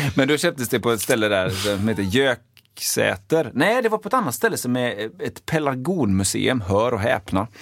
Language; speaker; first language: Swedish; native; Swedish